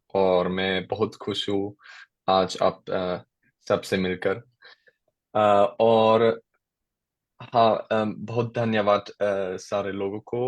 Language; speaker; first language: Hindi; non-native, learner; German